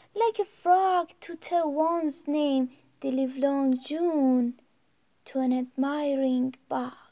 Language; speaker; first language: English; non-native, learner; Persian